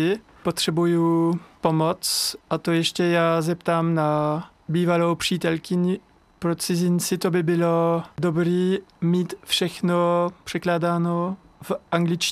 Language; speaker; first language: Czech; non-native, learner; French